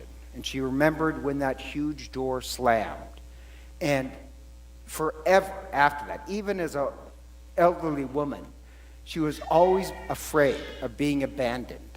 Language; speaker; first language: English; native; English